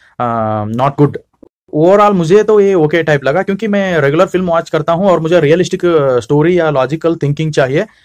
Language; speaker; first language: Hindi; non-native, local second language; Kannada